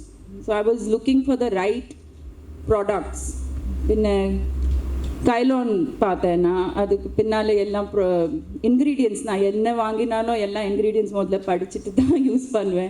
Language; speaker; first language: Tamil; non-native, local second language; Hindi